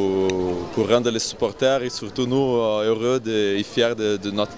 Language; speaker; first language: French; non-native, fluent; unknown